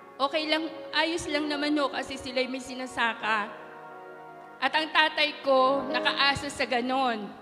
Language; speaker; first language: Filipino; non-native, local second language; Bikol